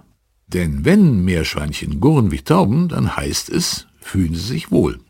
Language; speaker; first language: German; native; German